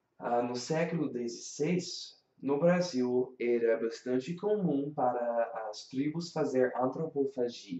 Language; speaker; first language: Portuguese; non-native, learner; English